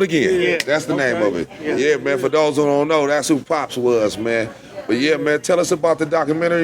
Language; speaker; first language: English; native; English